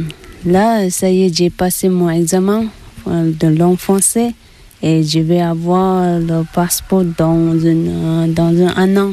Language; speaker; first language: French; non-native, learner; Tibetan